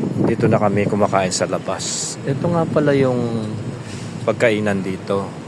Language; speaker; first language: Filipino; native; Filipino